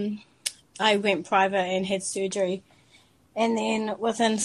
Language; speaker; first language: English; native; English